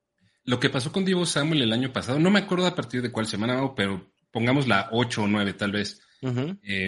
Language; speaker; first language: Spanish; native; Spanish